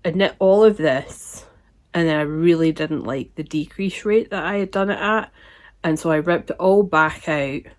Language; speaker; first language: English; native; English